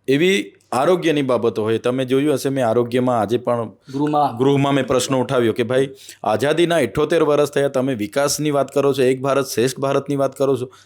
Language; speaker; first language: Gujarati; non-native, local second language; Vasavi